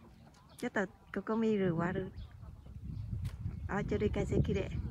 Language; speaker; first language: Japanese; non-native, learner; Vietnamese